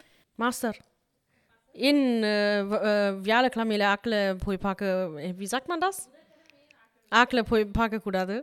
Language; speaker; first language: German; native; German